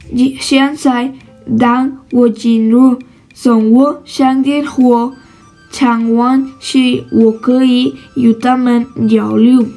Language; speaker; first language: Chinese; non-native, learner; Spanish